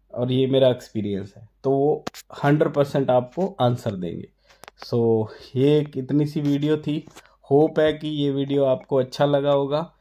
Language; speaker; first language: Hindi; non-native, local second language; Punjabi